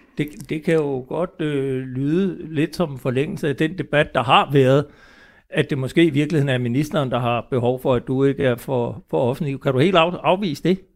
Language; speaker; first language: Danish; native; Danish